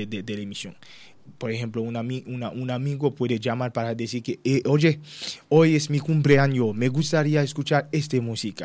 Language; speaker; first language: Spanish; non-native, learner; Haitian Creole